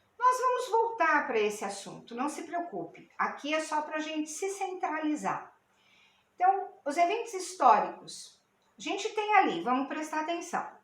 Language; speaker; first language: Portuguese; native; Portuguese